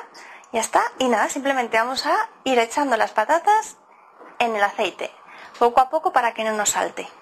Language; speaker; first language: Spanish; native; Spanish